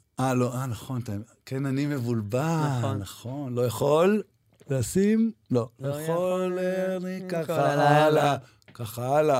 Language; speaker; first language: Hebrew; native; Hebrew